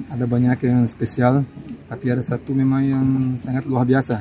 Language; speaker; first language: Indonesian; non-native, fluent; Portuguese